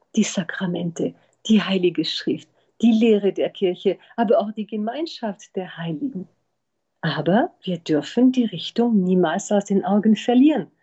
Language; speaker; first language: German; non-native, fluent; French